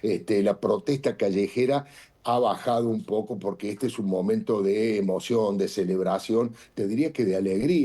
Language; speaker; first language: Spanish; native; Spanish